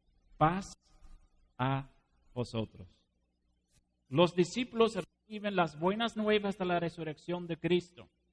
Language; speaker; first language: Spanish; non-native, fluent; Dutch